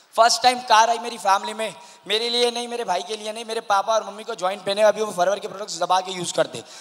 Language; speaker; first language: Hindi; non-native, local second language; Urdu